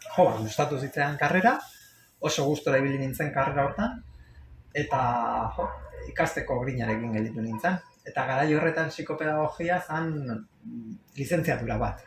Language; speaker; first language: Basque; non-native, local second language; Spanish